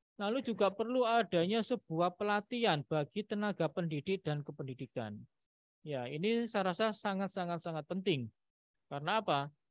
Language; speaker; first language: Indonesian; native; Indonesian